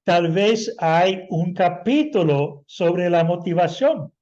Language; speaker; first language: Spanish; non-native, fluent; English